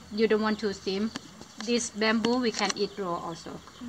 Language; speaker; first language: English; non-native, learner; Thai